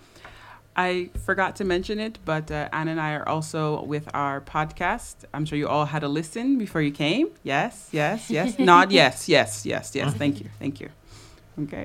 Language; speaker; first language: English; native; English